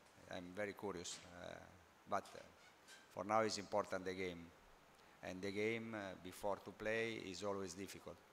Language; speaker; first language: English; non-native, fluent; Italian